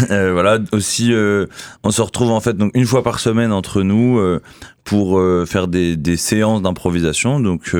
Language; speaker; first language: French; native; French